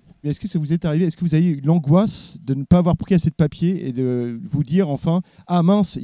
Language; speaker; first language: French; native; French